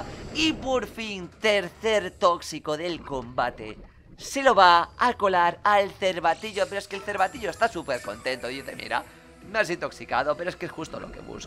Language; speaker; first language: Spanish; native; Spanish